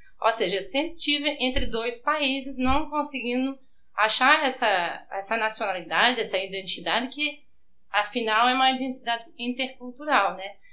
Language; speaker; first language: Portuguese; early bilingual, heritage; Portuguese